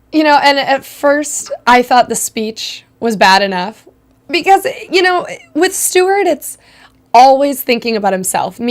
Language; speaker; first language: English; native; English